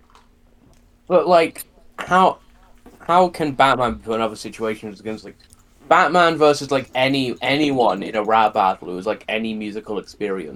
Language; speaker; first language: English; native; English